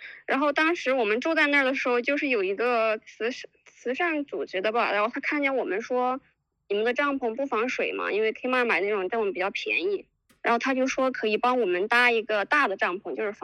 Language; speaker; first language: Chinese; native; Chinese